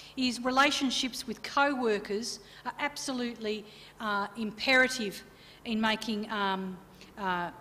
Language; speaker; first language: English; native; English